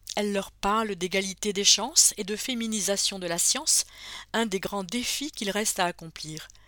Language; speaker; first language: French; native; French